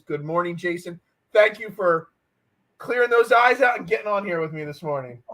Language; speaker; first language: English; native; English